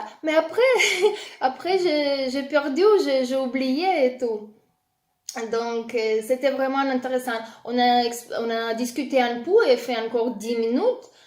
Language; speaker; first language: French; non-native, learner; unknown